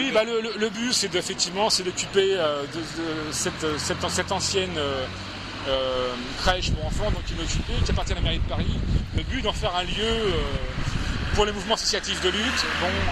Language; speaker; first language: French; native; French